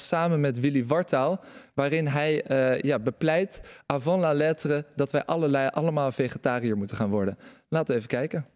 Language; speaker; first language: Dutch; native; Dutch